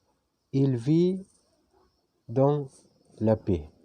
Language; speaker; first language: French; non-native, fluent; Indonesian